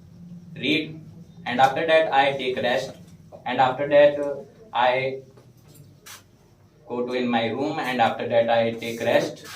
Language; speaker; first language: English; non-native, learner; Hindi